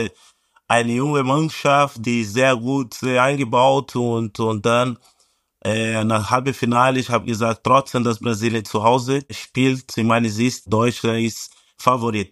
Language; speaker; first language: German; non-native, fluent; Portuguese